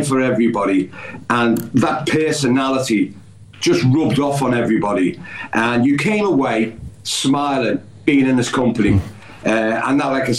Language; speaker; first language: English; native; English